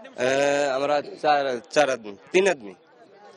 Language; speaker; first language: Hindi; non-native, learner; Bangla